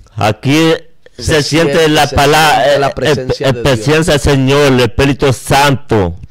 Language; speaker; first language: Spanish; native; Spanish